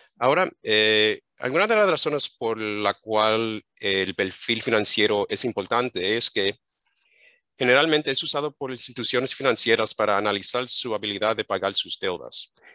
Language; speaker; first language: Spanish; early bilingual, heritage; English